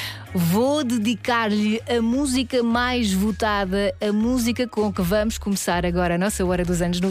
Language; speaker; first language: Portuguese; native; Portuguese